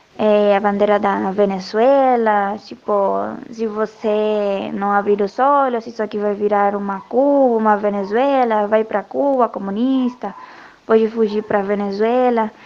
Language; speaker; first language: Portuguese; non-native, fluent; Spanish